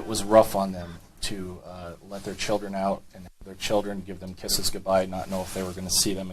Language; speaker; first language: English; native; English